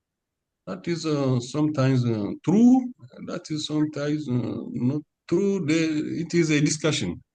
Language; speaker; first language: English; non-native, learner; French